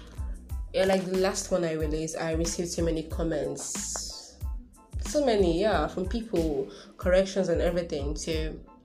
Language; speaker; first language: English; non-native, local second language; Igbo